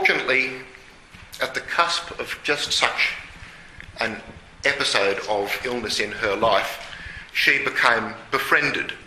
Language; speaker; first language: English; native; English